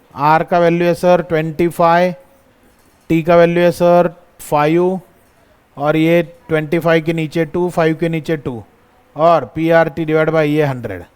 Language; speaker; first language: Hindi; non-native, local second language; Marathi